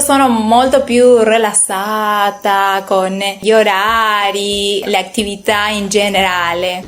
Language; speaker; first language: Italian; non-native, learner; Spanish